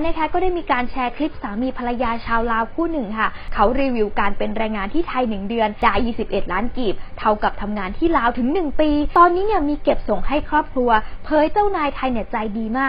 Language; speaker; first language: Thai; native; Thai